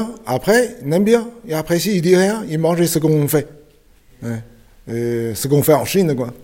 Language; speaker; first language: French; non-native, fluent; Chinese